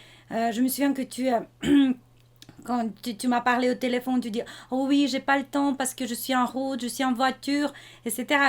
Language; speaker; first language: French; non-native, fluent; Russian